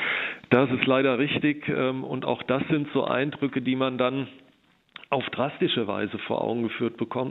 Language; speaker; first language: German; native; German